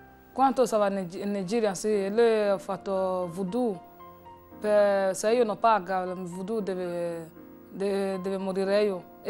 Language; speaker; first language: Italian; non-native, learner; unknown